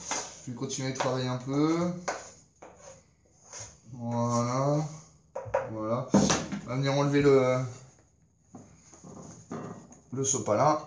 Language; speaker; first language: French; native; French